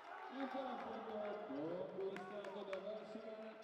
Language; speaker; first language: Italian; native; Italian